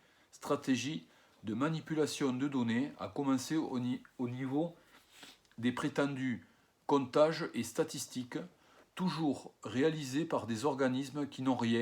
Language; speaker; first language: French; native; French